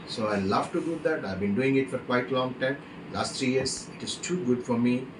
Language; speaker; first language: English; non-native, local second language; Telugu